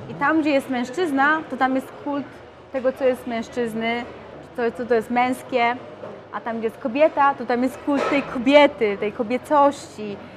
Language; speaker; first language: Polish; early bilingual, other home language; Mongolian